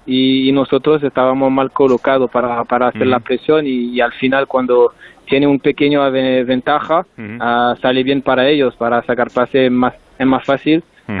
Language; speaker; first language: Spanish; non-native, fluent; French